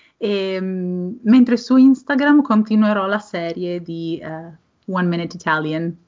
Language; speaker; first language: Italian; native; Italian